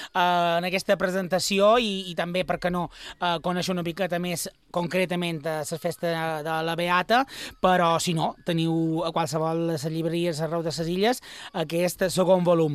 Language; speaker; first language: Catalan; native; Catalan